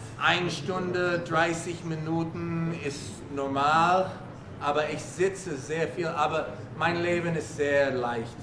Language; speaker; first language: German; non-native, learner; English